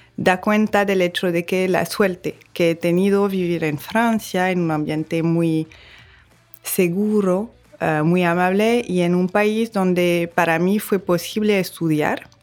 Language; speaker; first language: Spanish; non-native, fluent; French